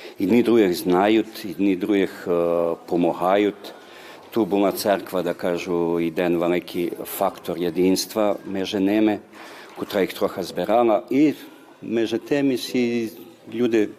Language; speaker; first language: Ukrainian; early bilingual, heritage; Ukrainian